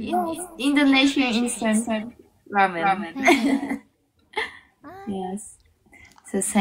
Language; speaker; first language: English; non-native, fluent; Japanese